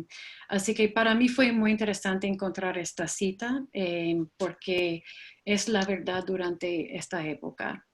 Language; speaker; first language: Spanish; non-native, fluent; English